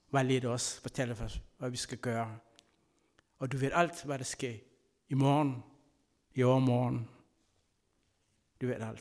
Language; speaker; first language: Danish; non-native, fluent; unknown